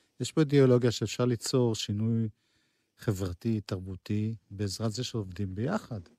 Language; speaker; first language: Hebrew; native; Hebrew